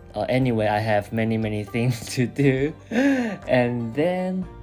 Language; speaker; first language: English; non-native, fluent; Chinese